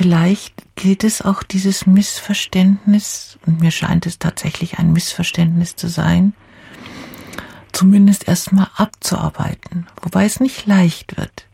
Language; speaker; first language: German; native; German